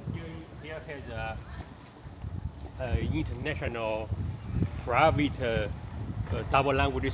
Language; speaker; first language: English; non-native, learner; Chinese